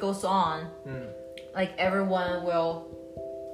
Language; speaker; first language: English; non-native, learner; Chinese